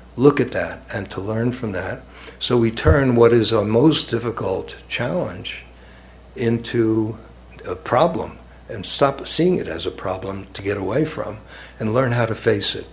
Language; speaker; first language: English; native; English